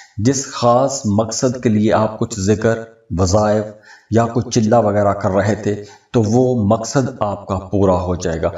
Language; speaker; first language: Urdu; native; Urdu